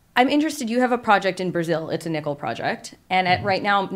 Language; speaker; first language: English; native; English